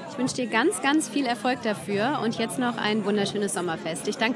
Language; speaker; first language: German; native; German